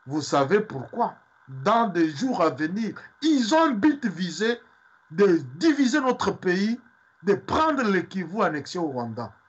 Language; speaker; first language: French; non-native, local second language; Swahili